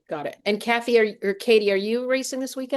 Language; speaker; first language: English; native; English